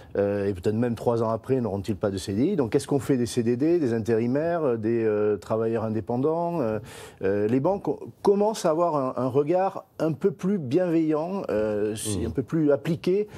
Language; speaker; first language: French; native; French